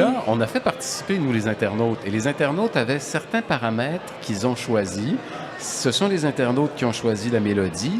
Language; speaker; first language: French; native; French